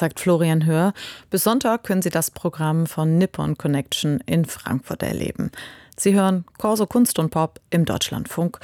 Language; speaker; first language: German; native; German